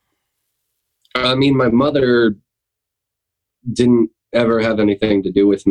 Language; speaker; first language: English; native; English